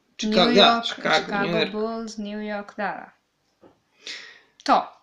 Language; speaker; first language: Serbian; non-native, learner; Swahili